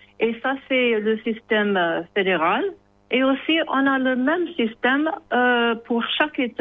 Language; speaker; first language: French; non-native, learner; English